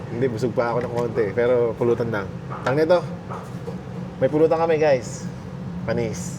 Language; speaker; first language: Filipino; native; Filipino